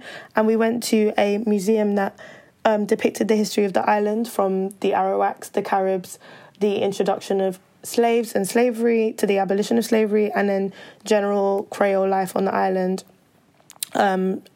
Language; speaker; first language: English; native; English